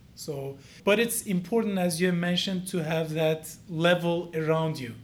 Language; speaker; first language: English; non-native, fluent; Turkish